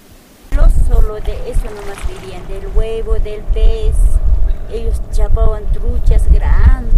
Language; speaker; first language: Spanish; non-native, local second language; Aymara